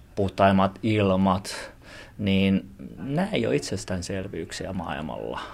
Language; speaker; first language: Finnish; early bilingual, other home language; Chinese